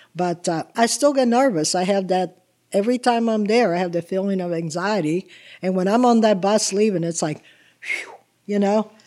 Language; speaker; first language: English; early bilingual, other home language; Italian